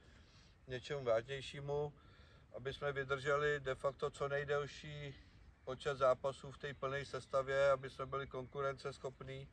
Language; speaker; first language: Czech; native; Czech